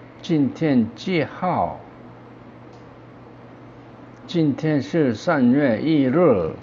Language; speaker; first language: Chinese; non-native, fluent; Korean